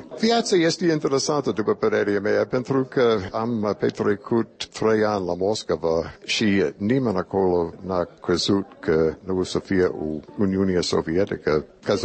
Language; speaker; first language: Romanian; non-native, fluent; English